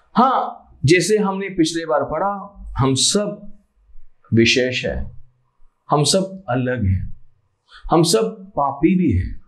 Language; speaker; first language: Hindi; non-native, local second language; Malayalam